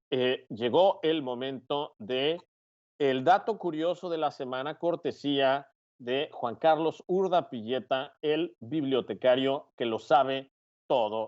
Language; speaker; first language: Spanish; native; Spanish